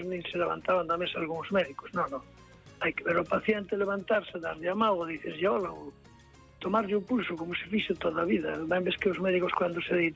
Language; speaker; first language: Galician; native; Galician